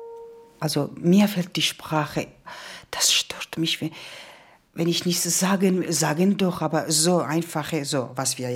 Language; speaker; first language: German; non-native, learner; Georgian